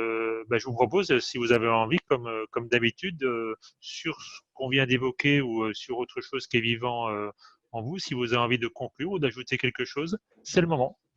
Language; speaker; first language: French; native; French